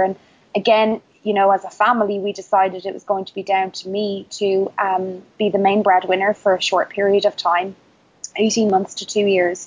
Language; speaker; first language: English; native; English